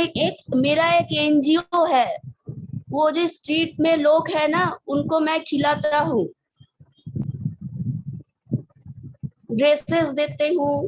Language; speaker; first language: Hindi; non-native, local second language; Bangla